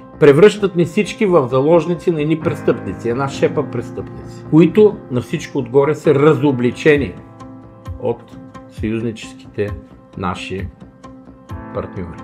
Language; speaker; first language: Bulgarian; native; Bulgarian